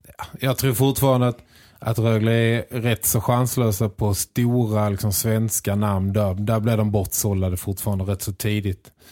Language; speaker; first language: Swedish; native; Swedish